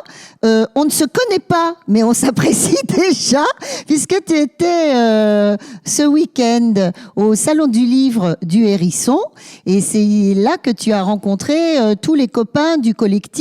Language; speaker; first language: French; native; French